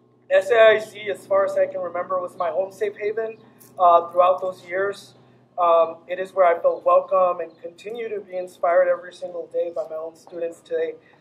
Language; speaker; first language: English; early bilingual, other home language; Spanish